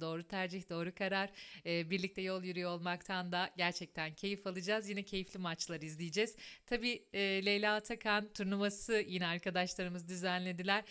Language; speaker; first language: Turkish; native; Turkish